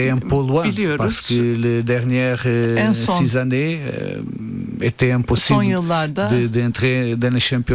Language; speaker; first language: French; non-native, fluent; Portuguese